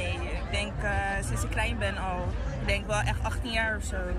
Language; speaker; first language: Dutch; native; Dutch